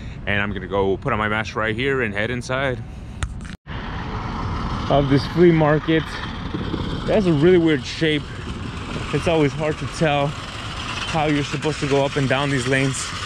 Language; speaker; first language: English; early bilingual, other home language; Spanish